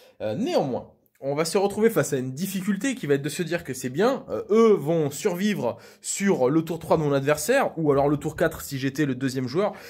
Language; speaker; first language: French; native; French